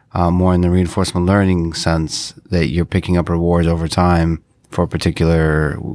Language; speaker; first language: English; non-native, fluent; Russian